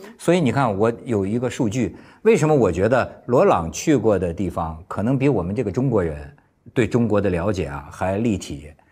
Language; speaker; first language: Chinese; native; Chinese